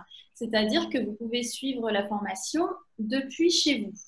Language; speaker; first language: French; native; French